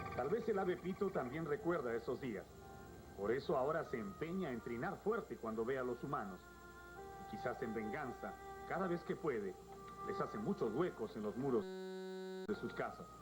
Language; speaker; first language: Spanish; native; Spanish